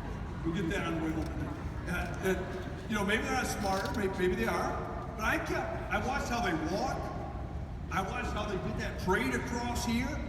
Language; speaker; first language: English; native; English